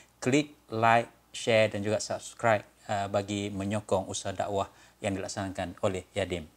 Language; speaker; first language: Malay; native; Malay